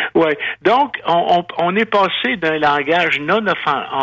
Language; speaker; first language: French; native; French